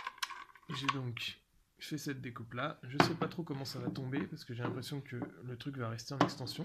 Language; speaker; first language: French; native; French